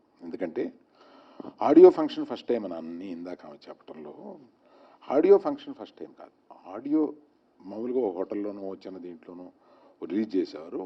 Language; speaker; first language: Telugu; native; Telugu